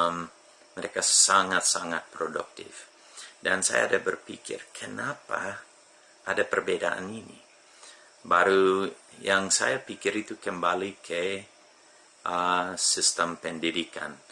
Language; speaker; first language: Indonesian; non-native, fluent; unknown